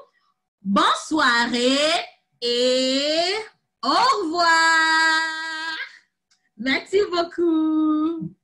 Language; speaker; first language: French; non-native, fluent; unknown